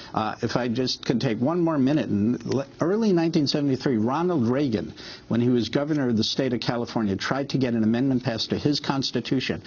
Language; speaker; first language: English; native; English